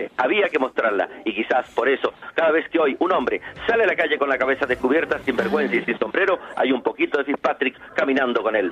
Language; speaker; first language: Spanish; native; Spanish